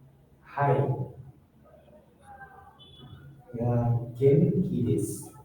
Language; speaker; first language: Japanese; non-native, learner; Bangla